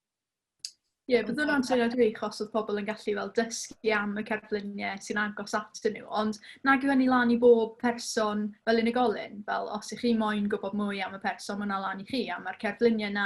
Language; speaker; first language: Welsh; non-native, local second language; English